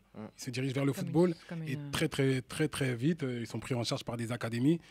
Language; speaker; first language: French; native; French